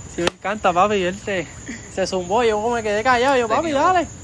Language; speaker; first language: Spanish; native; Spanish